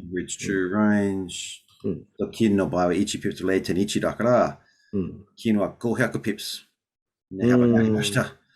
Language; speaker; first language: Japanese; non-native, learner; English